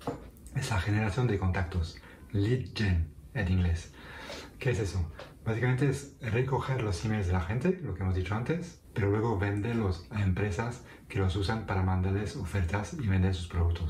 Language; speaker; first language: Spanish; non-native, fluent; French